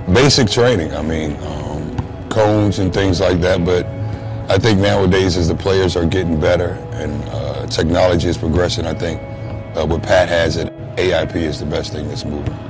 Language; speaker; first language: English; native; English